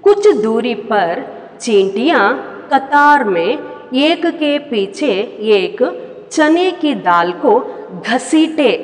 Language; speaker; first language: Hindi; non-native, local second language; Kannada